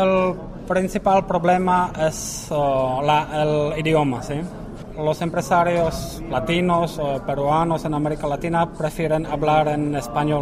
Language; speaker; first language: Spanish; non-native, fluent; Czech